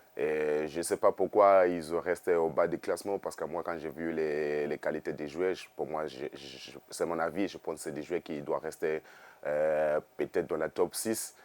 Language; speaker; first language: French; non-native, fluent; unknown